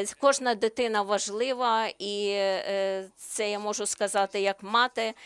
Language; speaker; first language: Ukrainian; non-native, learner; Slovenian